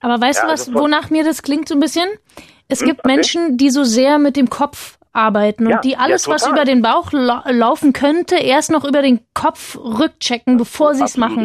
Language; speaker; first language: German; native; German